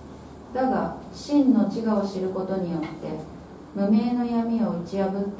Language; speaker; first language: Japanese; native; Japanese